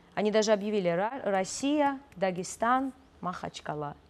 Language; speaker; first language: Russian; native; Russian